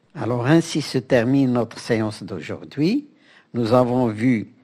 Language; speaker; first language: French; non-native, local second language; Arabic